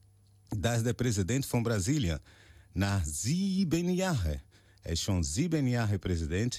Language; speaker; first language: German; non-native, learner; Portuguese